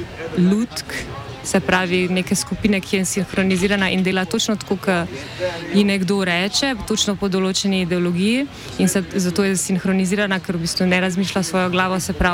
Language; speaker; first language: Slovenian; native; Slovenian